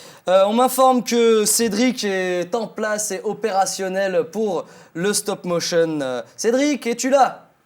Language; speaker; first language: French; native; French